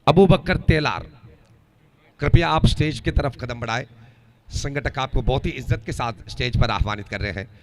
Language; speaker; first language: Hindi; non-native, local second language; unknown